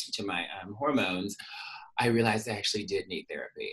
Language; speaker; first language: English; native; English